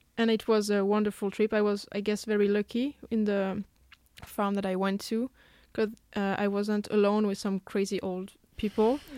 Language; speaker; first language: English; non-native, fluent; French